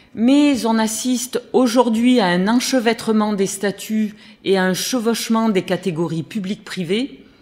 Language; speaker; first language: French; native; French